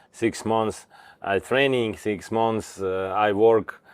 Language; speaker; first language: English; non-native, learner; Ukrainian